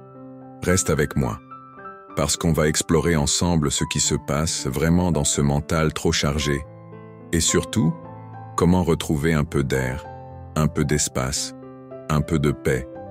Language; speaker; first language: French; native; French